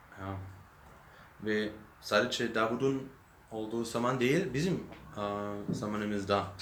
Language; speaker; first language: Turkish; non-native, learner; German